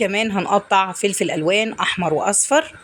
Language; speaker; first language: Arabic; native; Arabic